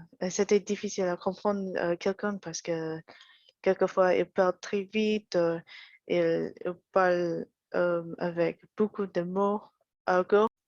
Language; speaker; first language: French; non-native, learner; English